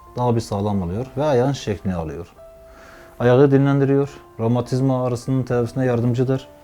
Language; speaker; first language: Turkish; native; Turkish